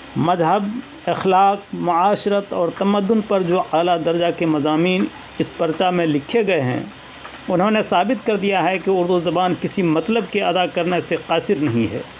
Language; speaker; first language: Urdu; native; Urdu